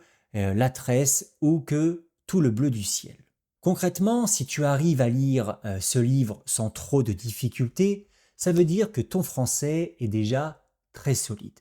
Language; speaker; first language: French; native; French